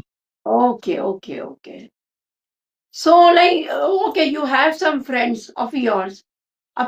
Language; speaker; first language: English; non-native, local second language; Hindi